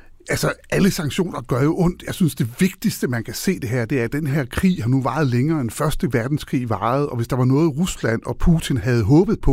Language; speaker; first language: Danish; native; Danish